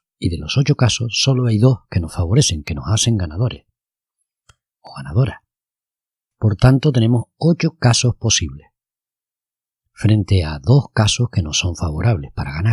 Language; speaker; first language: Spanish; native; Spanish